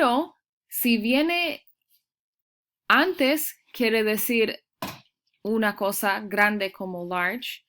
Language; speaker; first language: Spanish; early bilingual, heritage; Spanish